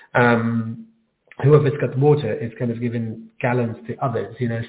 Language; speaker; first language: English; non-native, fluent; Arabic